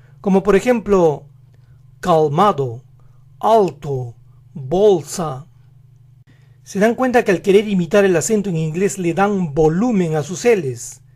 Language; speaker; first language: Spanish; native; Spanish